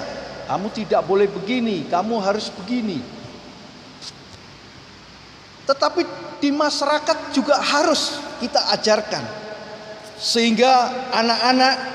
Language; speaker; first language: Indonesian; native; Indonesian